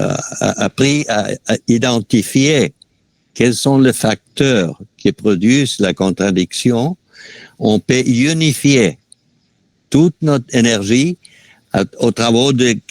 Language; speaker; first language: French; non-native, fluent; Spanish